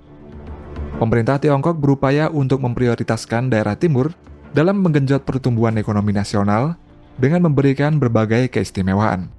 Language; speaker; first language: Indonesian; native; Indonesian